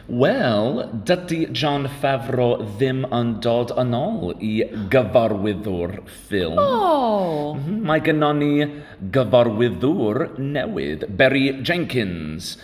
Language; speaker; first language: Welsh; non-native, learner; English